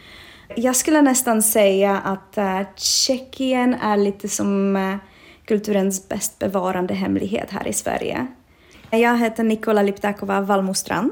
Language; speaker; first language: Swedish; non-native, fluent; Czech